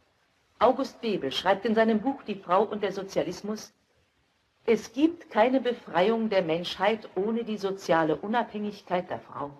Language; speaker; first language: German; native; German